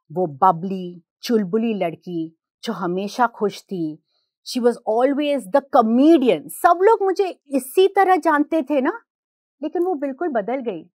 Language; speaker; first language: Hindi; non-native, local second language; Gujarati